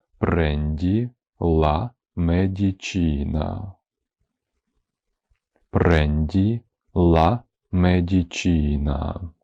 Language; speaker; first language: Italian; non-native, fluent; Ukrainian